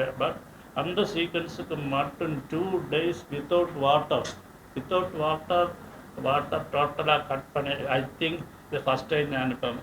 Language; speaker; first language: Tamil; non-native, learner; Malayalam